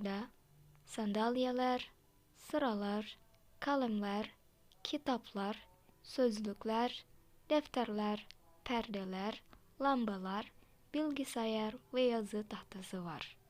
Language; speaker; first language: Turkish; non-native, fluent; Indonesian